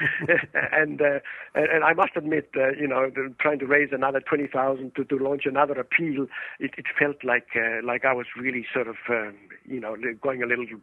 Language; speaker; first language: English; early bilingual, other home language; Estonian